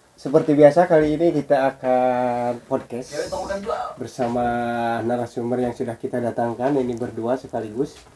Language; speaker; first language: Indonesian; native; Indonesian